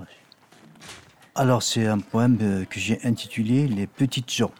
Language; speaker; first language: French; non-native, local second language; Kabyle